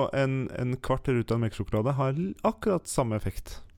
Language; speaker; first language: Norwegian; native; Norwegian